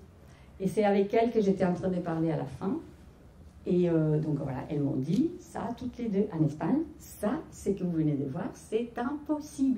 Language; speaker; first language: French; non-native, fluent; Spanish